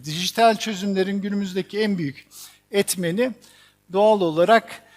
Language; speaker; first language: Turkish; native; Turkish